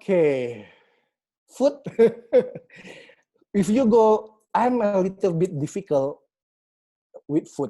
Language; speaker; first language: English; non-native, learner; Indonesian